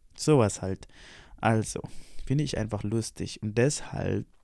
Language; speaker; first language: German; non-native, fluent; Indonesian